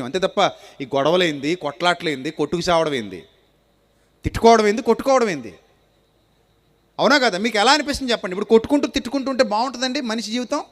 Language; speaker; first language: Telugu; native; Telugu